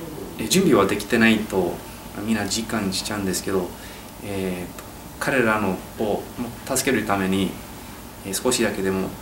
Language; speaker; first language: Japanese; non-native, learner; English